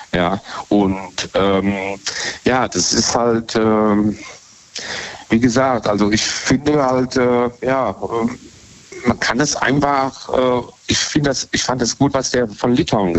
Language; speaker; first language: German; native; German